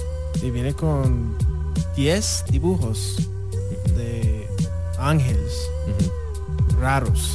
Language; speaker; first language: Spanish; non-native, learner; English